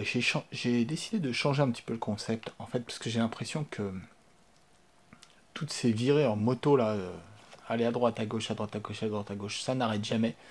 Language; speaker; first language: French; native; French